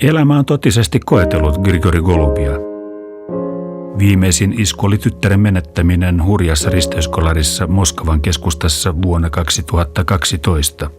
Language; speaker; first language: Finnish; native; Finnish